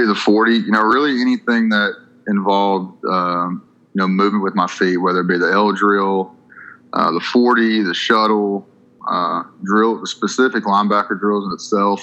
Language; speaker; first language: English; native; English